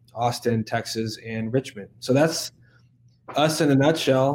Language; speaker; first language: English; native; English